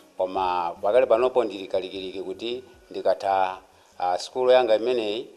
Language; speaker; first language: Nyanja; non-native, local second language; Tumbuka